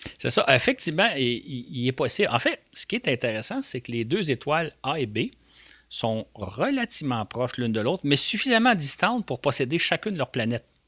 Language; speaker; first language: French; native; French